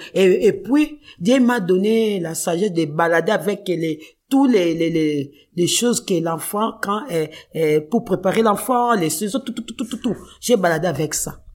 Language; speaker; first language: French; non-native, local second language; Kongo